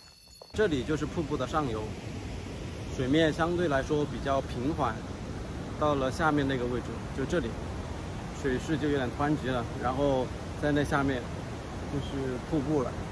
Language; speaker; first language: Chinese; native; Chinese